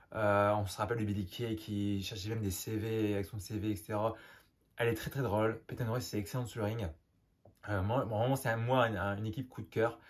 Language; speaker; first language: French; native; French